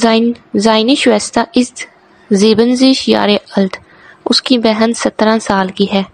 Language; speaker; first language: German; non-native, learner; Urdu